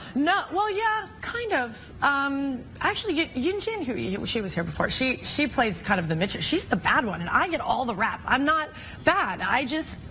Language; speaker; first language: English; native; English